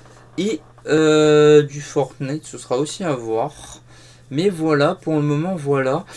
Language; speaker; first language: French; native; French